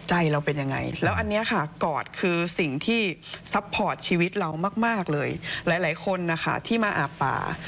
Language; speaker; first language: Thai; native; Thai